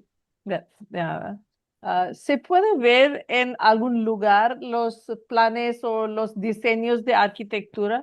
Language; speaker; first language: Spanish; non-native, learner; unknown